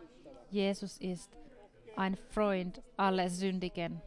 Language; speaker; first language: German; non-native, fluent; Finnish